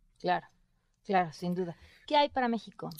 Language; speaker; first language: Spanish; native; Spanish